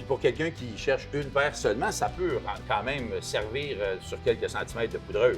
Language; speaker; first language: French; native; French